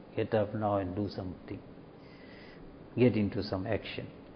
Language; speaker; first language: English; native; English